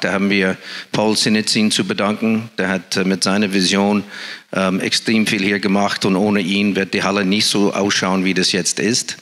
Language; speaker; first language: German; non-native, fluent; English